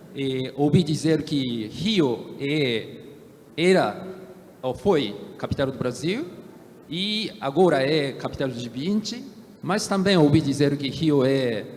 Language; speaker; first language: Portuguese; non-native, fluent; Japanese